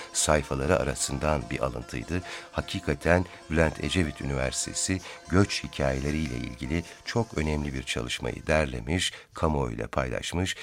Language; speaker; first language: Turkish; native; Turkish